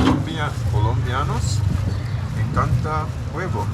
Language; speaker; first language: Spanish; non-native, learner; English